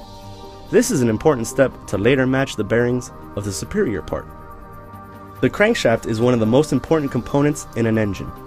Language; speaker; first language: English; non-native, fluent; Spanish